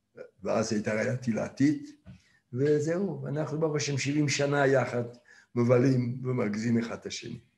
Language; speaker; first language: Hebrew; non-native, fluent; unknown